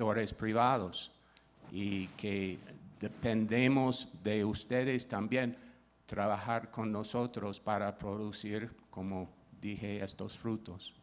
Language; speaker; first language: Spanish; non-native, fluent; English